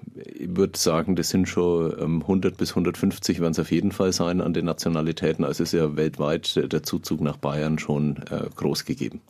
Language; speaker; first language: German; native; German